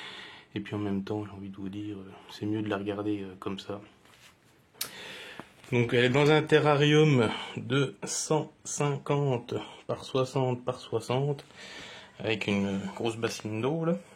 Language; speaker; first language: French; native; French